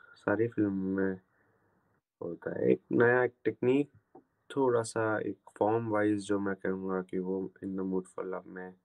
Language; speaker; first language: Hindi; non-native, local second language; Gujarati